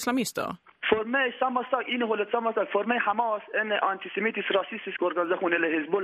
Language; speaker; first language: Swedish; non-native, learner; Persian